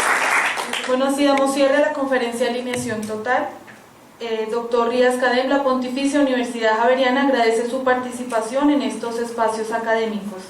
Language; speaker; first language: Spanish; native; Spanish